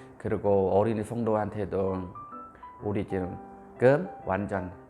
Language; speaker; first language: Korean; non-native, fluent; Khmer